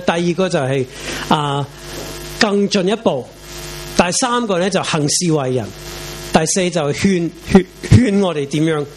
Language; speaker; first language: Chinese; non-native, local second language; Cantonese